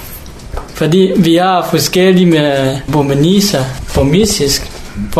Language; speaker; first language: Danish; non-native, learner; Hakha Chin